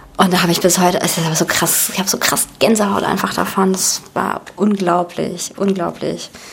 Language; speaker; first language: German; early bilingual, other home language; Russian